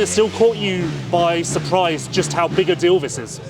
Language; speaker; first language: English; native; English